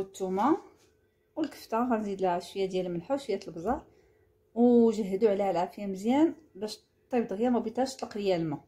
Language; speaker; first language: Arabic; native; Arabic